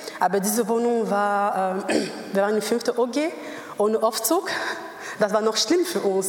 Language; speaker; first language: German; non-native, learner; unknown